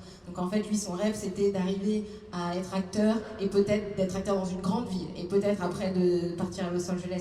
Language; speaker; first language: French; native; French